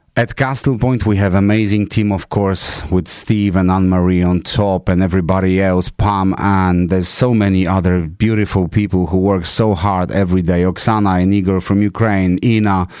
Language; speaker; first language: English; non-native, fluent; Polish